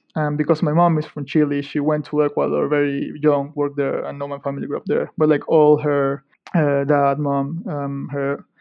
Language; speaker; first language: English; non-native, fluent; Spanish